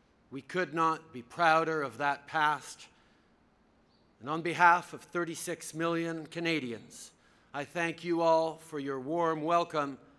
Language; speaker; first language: English; early bilingual, other home language; French